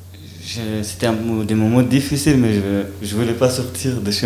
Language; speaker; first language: French; non-native, learner; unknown